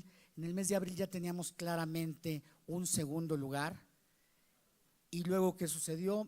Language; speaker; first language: Spanish; native; Spanish